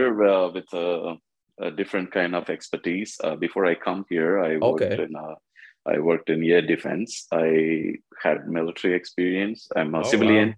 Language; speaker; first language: English; non-native, local second language; Tamil